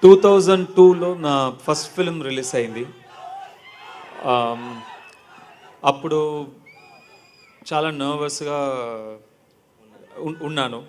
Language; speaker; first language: Telugu; non-native, learner; Tamil